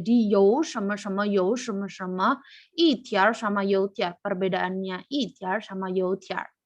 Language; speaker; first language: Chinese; non-native, fluent; Indonesian